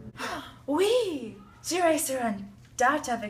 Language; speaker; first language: French; non-native, learner; English